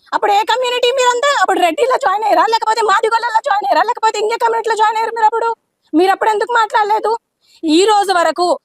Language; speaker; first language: Telugu; non-native, local second language; Lambadi